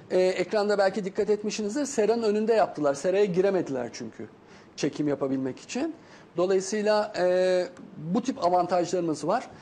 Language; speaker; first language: Turkish; native; Turkish